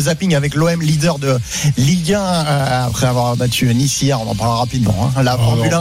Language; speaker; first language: French; native; French